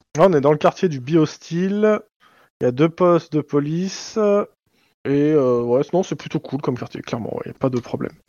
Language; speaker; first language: French; native; French